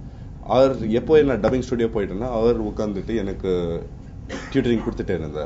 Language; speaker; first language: Tamil; non-native, learner; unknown